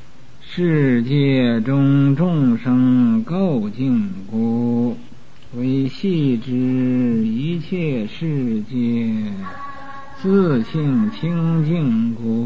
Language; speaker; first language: Chinese; native; Chinese